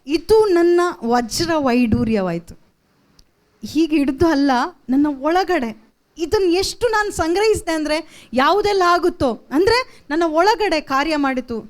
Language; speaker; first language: Kannada; non-native, local second language; Konkani